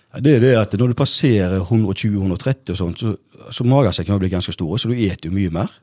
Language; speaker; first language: Norwegian; native; Norwegian